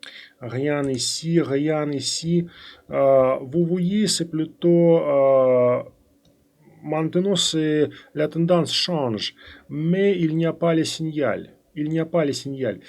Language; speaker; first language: French; non-native, fluent; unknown